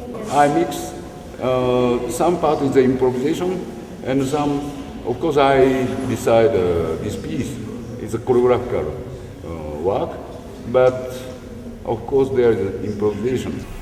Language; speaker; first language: English; non-native, learner; Japanese